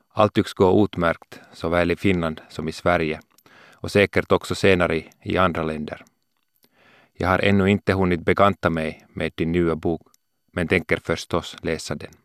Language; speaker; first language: Swedish; non-native, local second language; Finnish